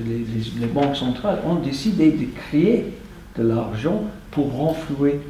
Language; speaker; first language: French; non-native, fluent; English